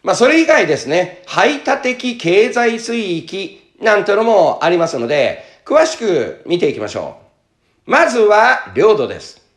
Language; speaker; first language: Japanese; native; Japanese